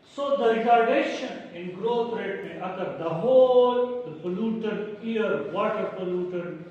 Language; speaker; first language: English; non-native, local second language; Urdu